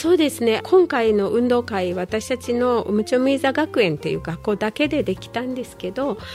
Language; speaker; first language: Japanese; non-native, fluent; Kinyarwanda